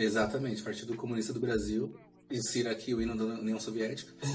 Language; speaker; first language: Portuguese; native; Portuguese